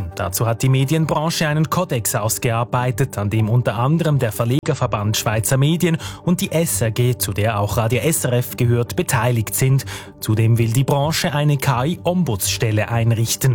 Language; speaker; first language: German; native; German